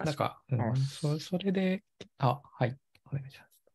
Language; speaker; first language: Japanese; native; Japanese